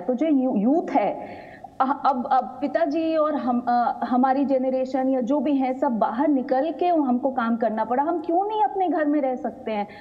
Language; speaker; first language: Hindi; native; Hindi